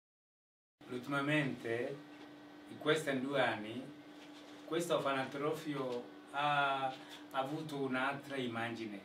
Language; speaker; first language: Italian; non-native, fluent; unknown